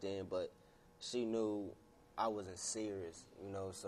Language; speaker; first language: English; native; English